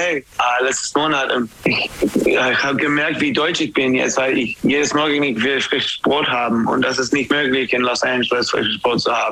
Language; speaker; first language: German; non-native, learner; English